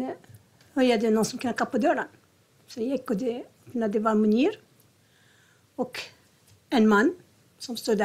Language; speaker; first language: Swedish; non-native, learner; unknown